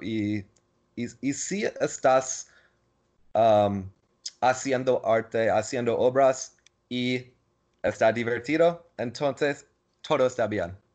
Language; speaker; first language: Spanish; non-native, learner; English